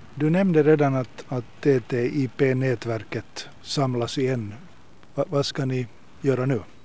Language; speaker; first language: Swedish; native; Swedish